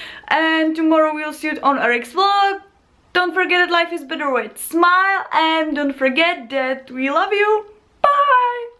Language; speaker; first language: English; non-native, learner; Czech